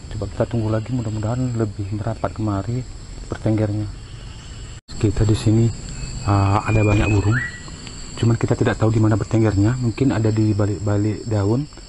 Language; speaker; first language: Indonesian; non-native, local second language; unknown